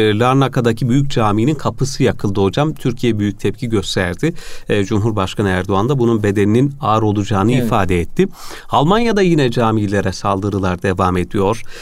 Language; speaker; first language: Turkish; native; Turkish